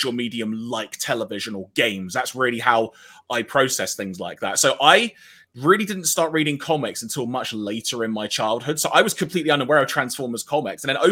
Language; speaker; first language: English; native; English